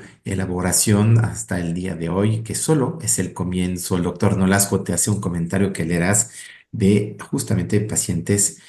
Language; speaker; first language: Spanish; native; Spanish